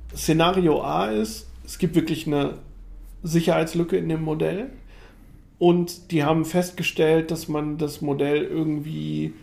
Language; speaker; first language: German; native; German